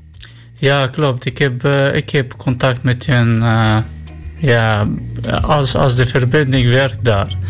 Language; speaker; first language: Dutch; non-native, learner; Arabic